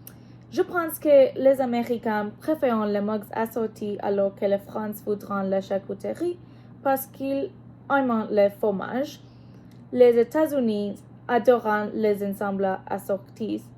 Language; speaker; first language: French; non-native, learner; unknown